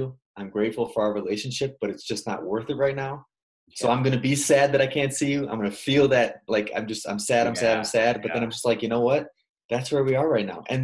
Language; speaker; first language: English; native; English